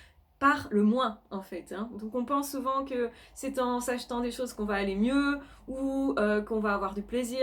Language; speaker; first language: French; native; French